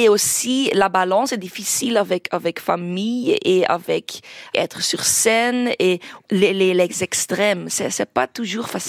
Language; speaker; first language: French; non-native, local second language; Dutch